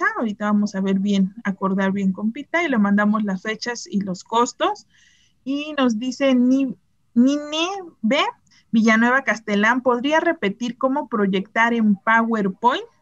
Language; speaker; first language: Spanish; native; Spanish